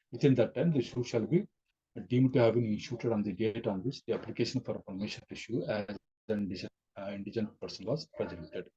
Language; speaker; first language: English; non-native, local second language; Telugu